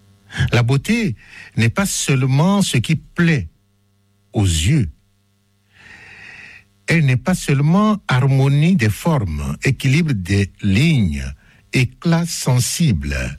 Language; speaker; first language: French; native; French